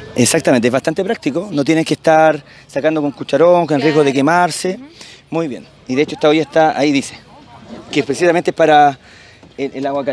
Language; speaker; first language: Spanish; native; Spanish